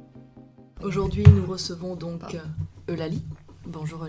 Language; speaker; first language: French; native; French